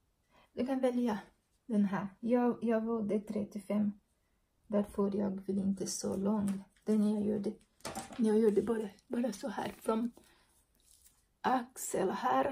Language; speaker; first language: Swedish; non-native, learner; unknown